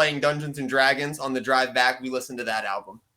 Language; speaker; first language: English; native; English